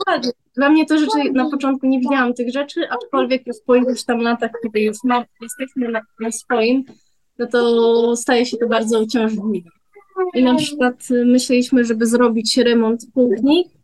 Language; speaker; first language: Polish; early bilingual, heritage; Polish